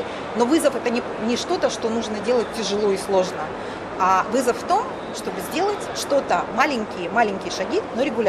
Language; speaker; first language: Russian; native; Russian